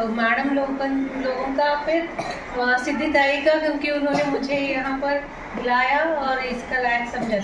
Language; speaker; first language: Hindi; non-native, local second language; Marathi